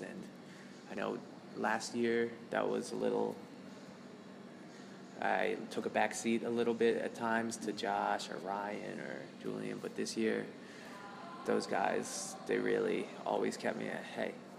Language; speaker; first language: English; native; English